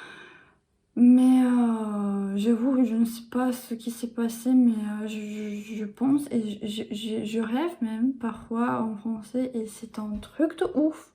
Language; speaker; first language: French; non-native, learner; English